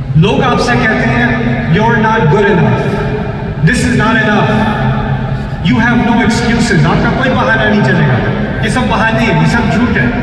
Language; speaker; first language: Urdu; early bilingual, heritage; Urdu